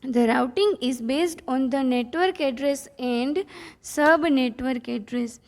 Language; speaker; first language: English; non-native, local second language; Gujarati